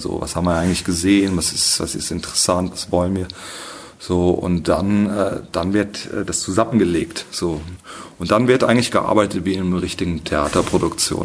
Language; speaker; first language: German; native; German